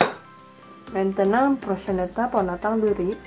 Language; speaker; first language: French; non-native, learner; Indonesian